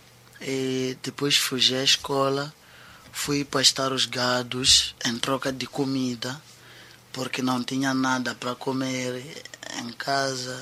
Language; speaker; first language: Portuguese; non-native, local second language; Tsonga